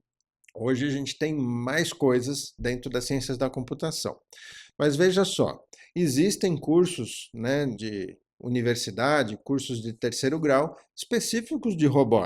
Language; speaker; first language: Portuguese; native; Portuguese